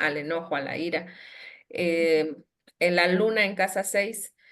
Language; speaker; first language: Spanish; native; Spanish